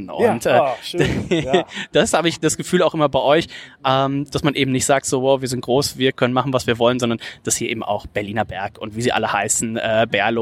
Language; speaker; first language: German; native; German